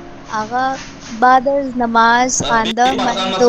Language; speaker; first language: Persian; non-native, learner; Urdu